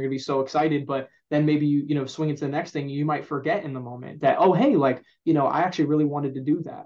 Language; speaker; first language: English; native; English